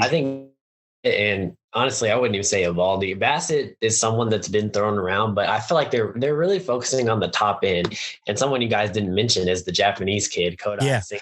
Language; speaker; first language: English; native; English